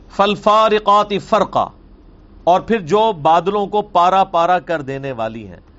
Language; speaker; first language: Urdu; non-native, local second language; Punjabi